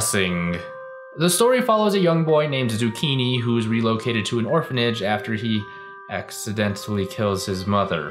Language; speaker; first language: English; native; English